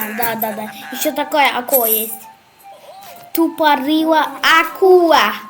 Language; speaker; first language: Russian; non-native, local second language; Kazakh